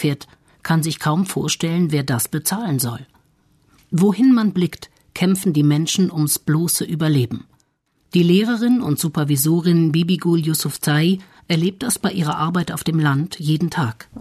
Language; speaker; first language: German; native; German